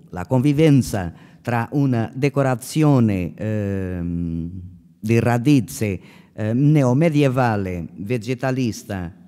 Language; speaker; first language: Italian; non-native, learner; Portuguese